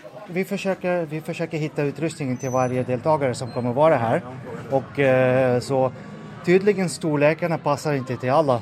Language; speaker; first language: Swedish; non-native, fluent; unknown